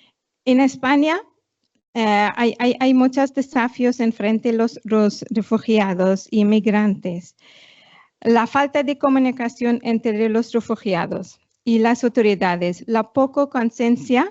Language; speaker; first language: Spanish; non-native, fluent; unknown